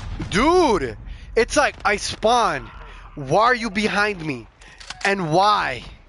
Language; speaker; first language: English; early bilingual, other home language; Spanish